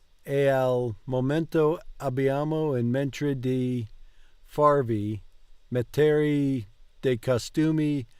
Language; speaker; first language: Italian; non-native, learner; English